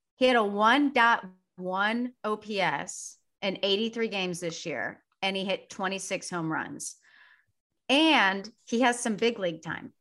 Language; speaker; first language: English; native; English